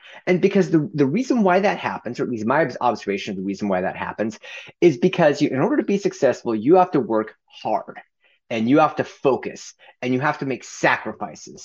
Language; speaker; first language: English; native; English